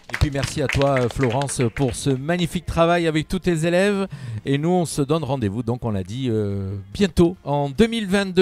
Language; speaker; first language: French; native; French